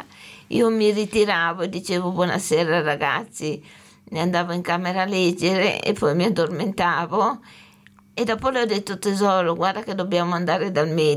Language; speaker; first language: Italian; native; Italian